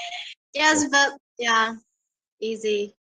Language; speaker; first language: English; non-native, learner; Vietnamese